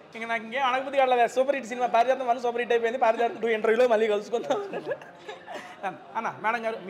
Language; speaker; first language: Telugu; native; Telugu